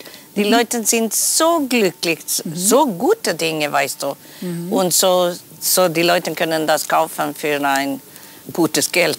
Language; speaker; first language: German; non-native, learner; Polish